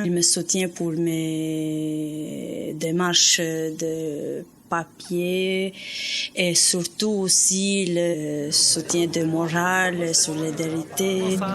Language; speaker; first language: French; non-native, learner; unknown